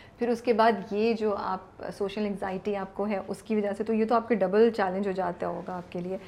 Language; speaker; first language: Urdu; native; Urdu